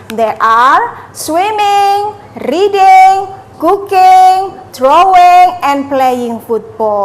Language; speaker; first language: English; non-native, learner; Indonesian